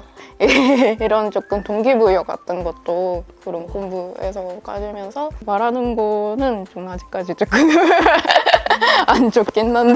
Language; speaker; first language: Korean; non-native, fluent; Japanese